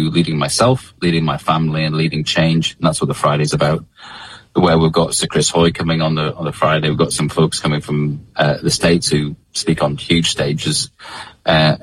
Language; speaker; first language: English; native; English